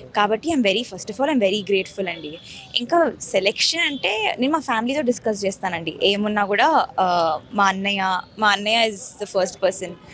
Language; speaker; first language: Telugu; native; Telugu